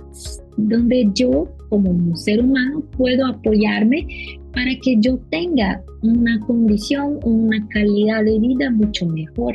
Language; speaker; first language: Spanish; non-native, fluent; Portuguese